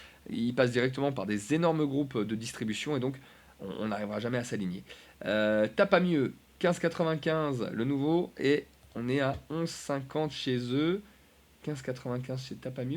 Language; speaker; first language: French; native; French